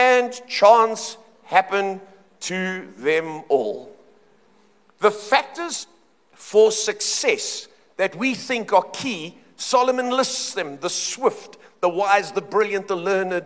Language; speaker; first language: English; native; English